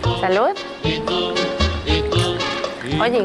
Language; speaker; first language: Spanish; native; Spanish